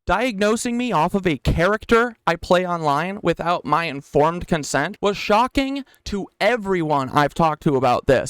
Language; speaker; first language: English; native; English